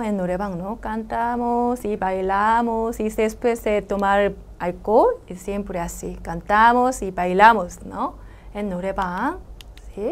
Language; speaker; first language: Spanish; non-native, learner; Korean